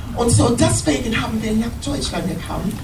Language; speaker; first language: German; non-native, learner; English